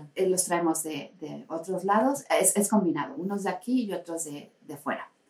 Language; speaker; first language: Spanish; native; Spanish